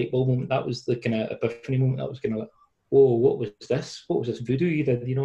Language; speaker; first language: English; native; English